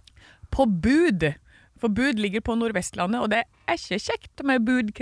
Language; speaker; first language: Norwegian; native; Norwegian